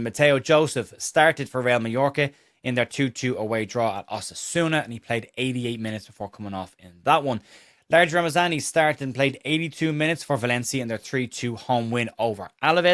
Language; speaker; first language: English; native; English